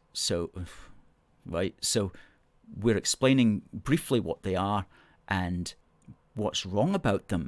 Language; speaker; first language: English; native; English